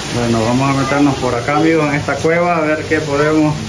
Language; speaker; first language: Spanish; native; Spanish